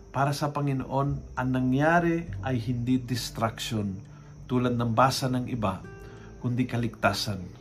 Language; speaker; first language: Filipino; native; Filipino